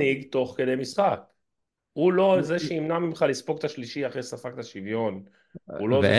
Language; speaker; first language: Hebrew; native; Hebrew